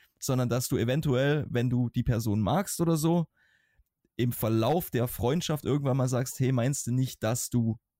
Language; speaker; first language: German; native; German